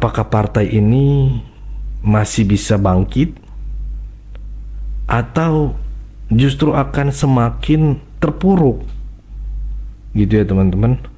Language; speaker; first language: Indonesian; native; Indonesian